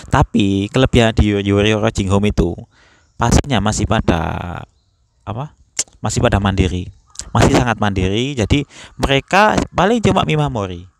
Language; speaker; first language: Indonesian; native; Indonesian